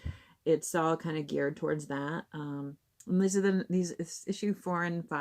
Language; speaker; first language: English; native; English